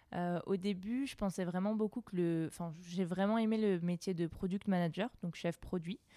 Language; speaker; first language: French; native; French